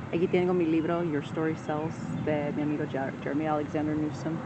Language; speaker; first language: Spanish; early bilingual, other home language; English